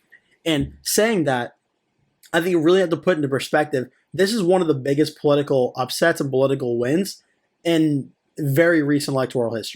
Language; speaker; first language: English; native; English